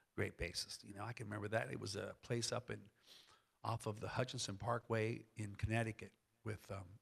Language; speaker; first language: English; native; English